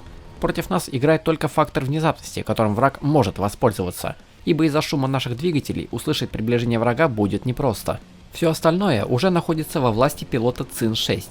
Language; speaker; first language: Russian; native; Russian